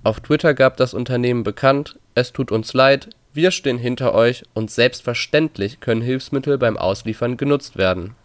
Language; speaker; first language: German; native; German